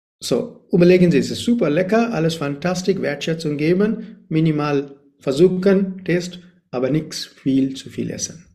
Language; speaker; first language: German; non-native, learner; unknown